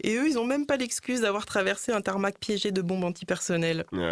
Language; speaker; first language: French; native; French